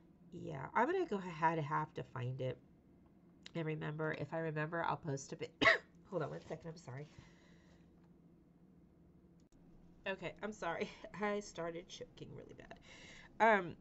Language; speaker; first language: English; native; English